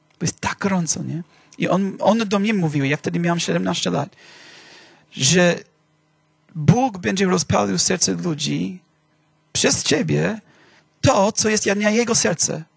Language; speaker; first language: Polish; non-native, fluent; English